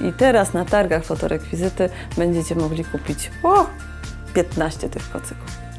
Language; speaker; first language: Polish; native; Polish